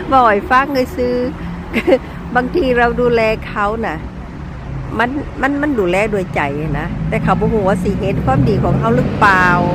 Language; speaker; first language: Thai; native; Thai